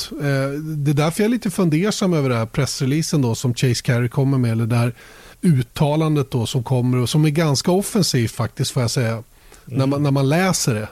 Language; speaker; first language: Swedish; native; Swedish